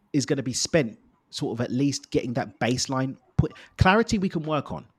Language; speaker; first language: English; native; English